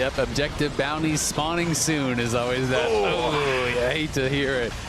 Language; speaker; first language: English; native; English